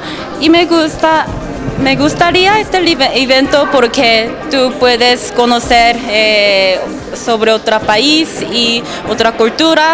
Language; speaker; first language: Spanish; non-native, learner; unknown